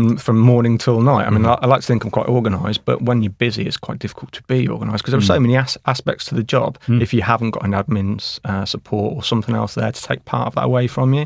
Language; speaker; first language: English; native; English